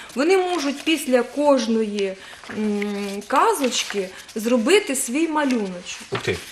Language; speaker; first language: Ukrainian; native; Ukrainian